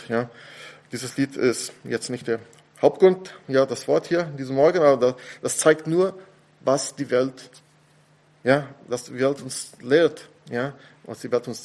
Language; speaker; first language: German; non-native, fluent; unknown